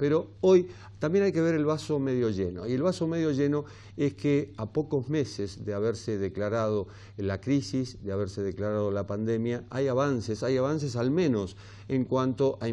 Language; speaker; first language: Spanish; native; Spanish